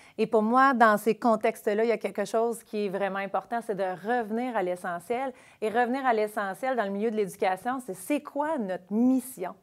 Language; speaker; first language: French; native; French